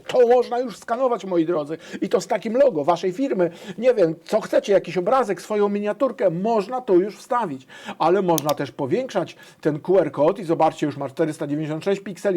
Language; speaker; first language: Polish; native; Polish